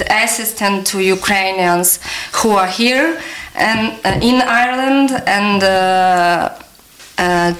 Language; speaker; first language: English; non-native, learner; Ukrainian